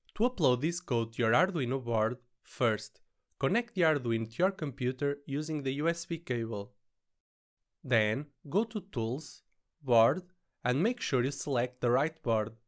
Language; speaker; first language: English; non-native, fluent; Portuguese